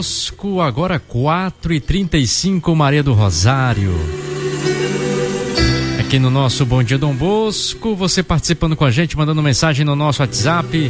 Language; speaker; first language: Portuguese; native; Portuguese